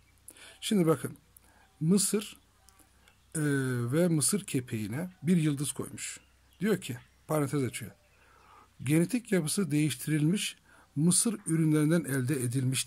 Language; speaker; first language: Turkish; native; Turkish